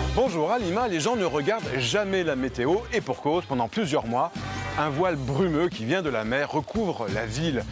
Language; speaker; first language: French; native; French